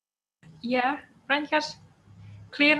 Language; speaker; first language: English; non-native, fluent; Indonesian